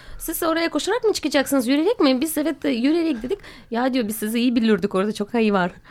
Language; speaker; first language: Turkish; non-native, fluent; Russian